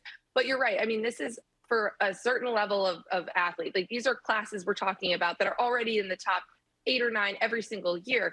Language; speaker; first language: English; native; English